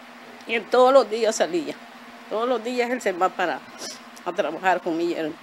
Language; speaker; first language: Spanish; native; Spanish